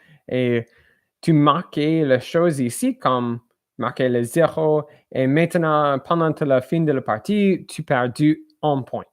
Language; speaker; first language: French; non-native, learner; English